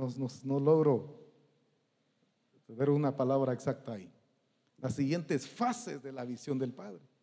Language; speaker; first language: Spanish; native; Spanish